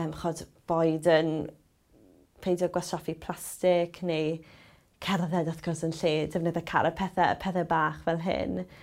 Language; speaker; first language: Welsh; native; Welsh